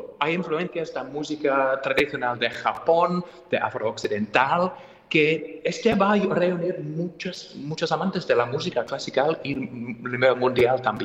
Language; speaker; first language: Spanish; non-native, fluent; English